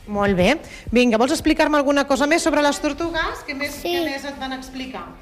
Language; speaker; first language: Catalan; native; Catalan